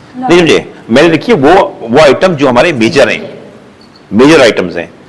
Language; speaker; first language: Urdu; native; Urdu